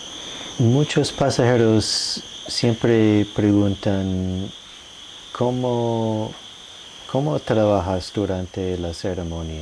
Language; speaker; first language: Spanish; non-native, learner; English